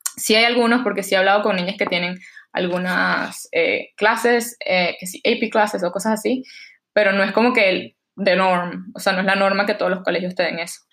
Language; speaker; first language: Spanish; native; Spanish